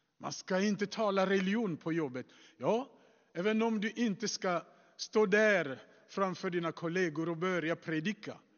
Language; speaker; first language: Swedish; non-native, fluent; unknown